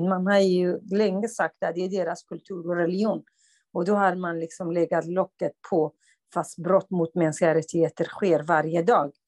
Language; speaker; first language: Swedish; non-native, fluent; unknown